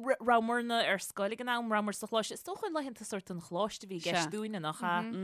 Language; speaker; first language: Irish; native; Irish